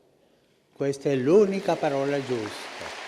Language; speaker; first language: Italian; early bilingual, heritage; Spanish